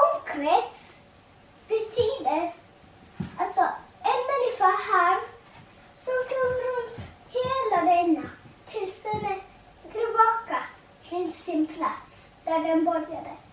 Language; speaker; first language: Swedish; early bilingual, other home language; Tigrinya